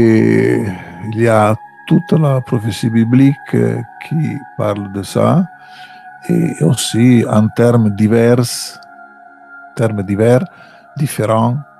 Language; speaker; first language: French; non-native, fluent; Italian